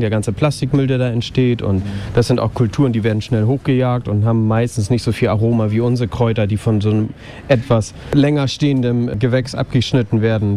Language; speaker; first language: German; native; German